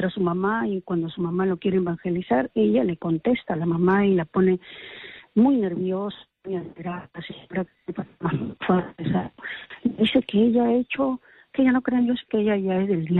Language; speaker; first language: Spanish; native; Spanish